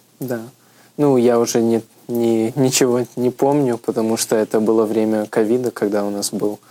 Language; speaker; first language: Russian; early bilingual, heritage; Russian